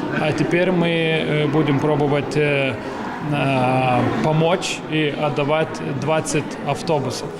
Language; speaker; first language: Russian; non-native, fluent; Lithuanian